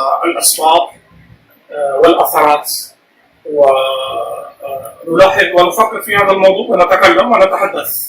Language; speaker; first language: Arabic; non-native, fluent; Urdu